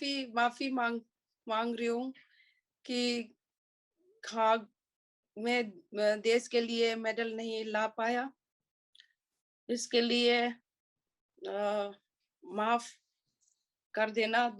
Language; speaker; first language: Hindi; non-native, local second language; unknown